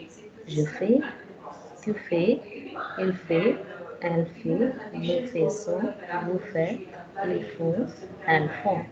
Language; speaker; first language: French; non-native, learner; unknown